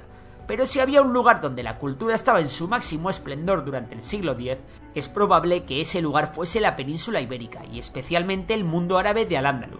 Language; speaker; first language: Spanish; native; Spanish